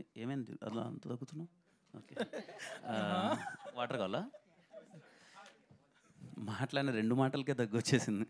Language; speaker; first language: Telugu; native; Telugu